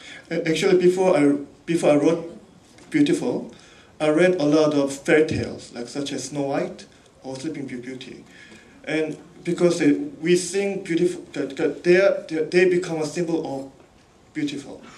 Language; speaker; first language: English; non-native, fluent; Korean